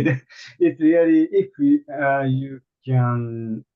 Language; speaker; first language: English; non-native, fluent; Japanese